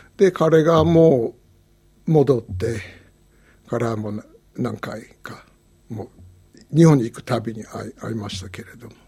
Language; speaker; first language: Japanese; non-native, fluent; English